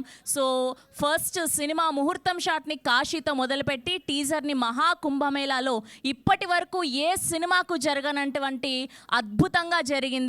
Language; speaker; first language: Telugu; native; Telugu